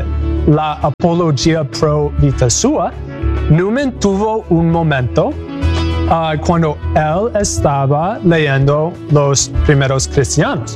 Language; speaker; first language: Spanish; non-native, learner; English